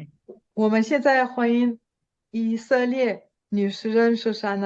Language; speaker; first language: Chinese; non-native, fluent; French